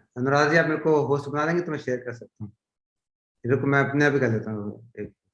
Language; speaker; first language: Hindi; native; Hindi